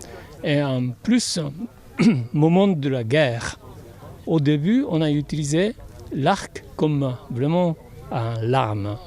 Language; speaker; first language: French; non-native, fluent; Japanese